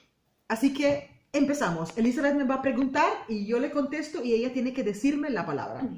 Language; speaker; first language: Spanish; non-native, fluent; Papiamento